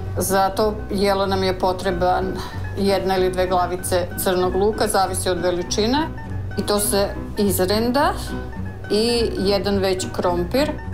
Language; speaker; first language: Croatian; non-native, local second language; Rusyn